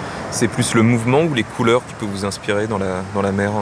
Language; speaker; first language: French; native; French